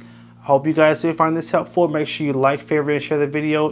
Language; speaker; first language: English; native; English